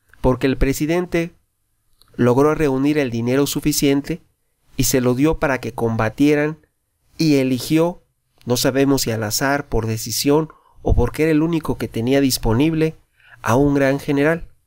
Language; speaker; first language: Spanish; native; Spanish